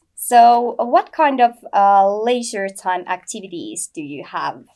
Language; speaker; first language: English; non-native, fluent; Finnish